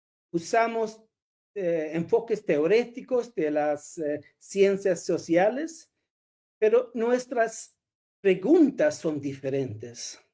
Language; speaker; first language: Spanish; non-native, fluent; Swedish